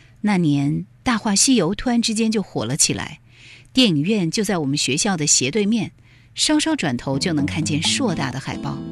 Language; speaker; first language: Chinese; native; Chinese